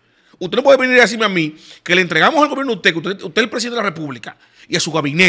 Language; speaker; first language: Spanish; native; Spanish